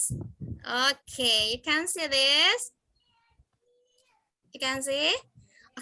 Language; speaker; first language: English; non-native, fluent; Indonesian